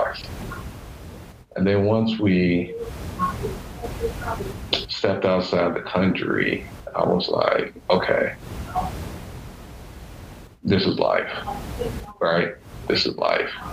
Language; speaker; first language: English; native; English